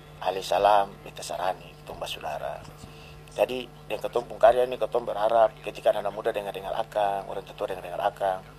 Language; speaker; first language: Indonesian; native; Indonesian